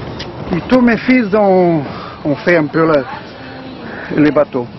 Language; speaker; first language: French; non-native, fluent; Portuguese